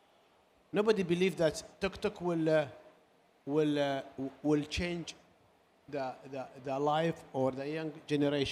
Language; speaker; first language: English; non-native, learner; Arabic